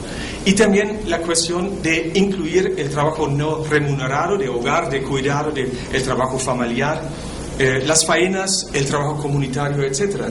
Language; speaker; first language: Spanish; non-native, fluent; German